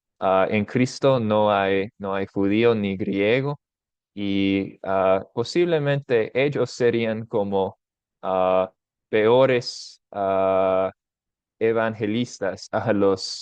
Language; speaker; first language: Spanish; non-native, fluent; English